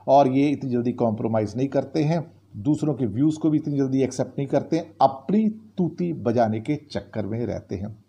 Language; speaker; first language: Hindi; native; Hindi